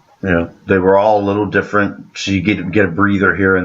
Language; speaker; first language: English; native; English